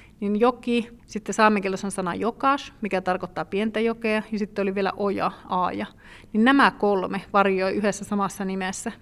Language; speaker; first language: Finnish; native; Finnish